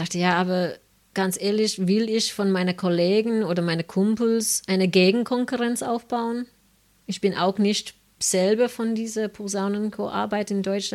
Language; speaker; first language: German; non-native, fluent; English